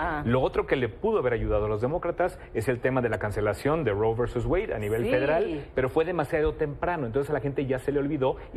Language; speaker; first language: Spanish; native; Spanish